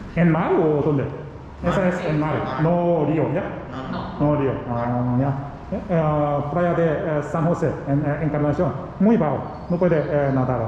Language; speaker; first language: Spanish; non-native, learner; Korean